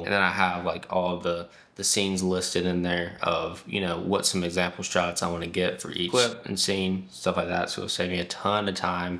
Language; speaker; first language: English; native; English